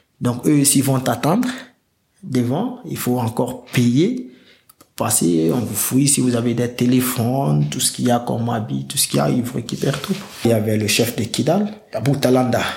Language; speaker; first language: French; non-native, local second language; Fula